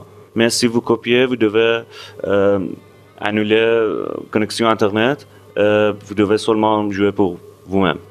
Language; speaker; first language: French; non-native, fluent; Persian